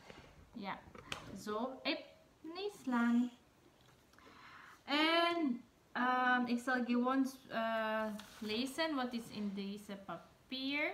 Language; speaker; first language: Dutch; non-native, learner; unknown